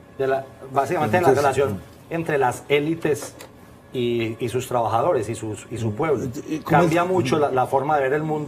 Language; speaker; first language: Spanish; native; Spanish